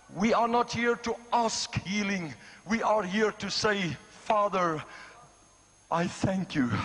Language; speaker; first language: English; non-native, local second language; Afrikaans